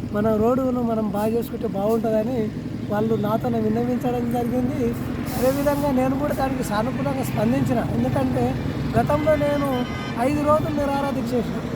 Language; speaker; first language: Telugu; native; Telugu